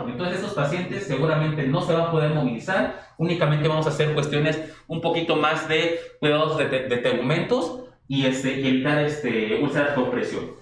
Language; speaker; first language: Spanish; native; Spanish